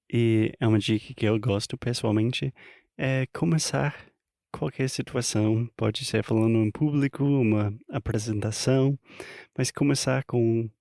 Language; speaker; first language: Portuguese; non-native, fluent; English